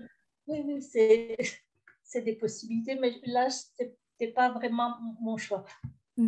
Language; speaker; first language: French; early bilingual, heritage; French